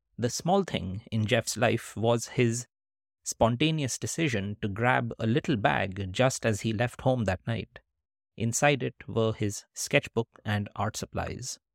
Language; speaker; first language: English; non-native, local second language; Hindi